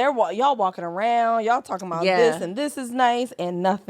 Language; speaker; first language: English; native; English